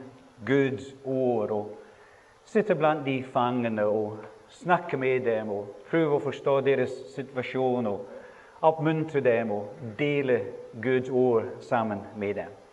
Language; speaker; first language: Norwegian; non-native, fluent; English